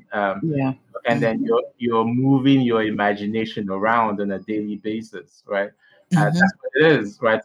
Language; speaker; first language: English; non-native, local second language; Igbo